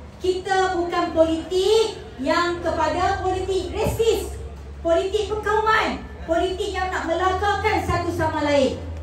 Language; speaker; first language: Malay; native; Malay